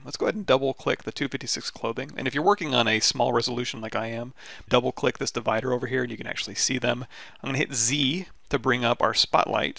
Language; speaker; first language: English; native; English